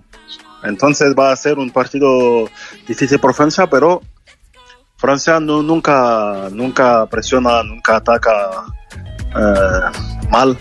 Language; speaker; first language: Spanish; non-native, learner; French